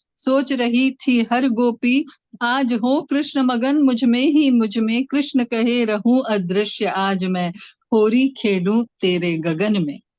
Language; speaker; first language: Hindi; non-native, local second language; Tamil